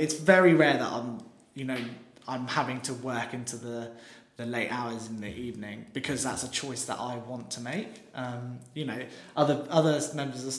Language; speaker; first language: English; native; English